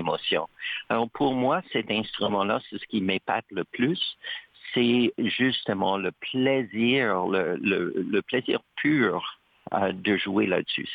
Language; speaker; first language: French; native; French